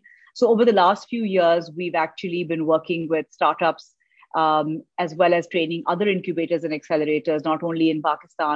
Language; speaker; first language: English; non-native, local second language; Urdu